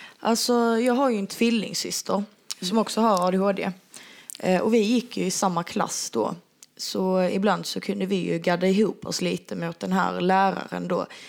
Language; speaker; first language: Swedish; native; Swedish